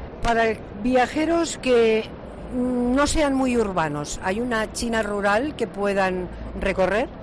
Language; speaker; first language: Spanish; non-native, local second language; Catalan